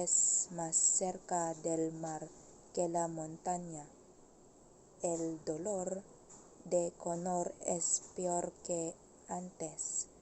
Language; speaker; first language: Spanish; non-native, learner; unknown